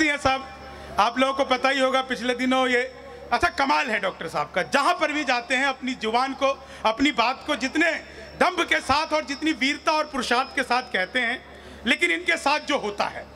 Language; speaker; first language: Hindi; native; Hindi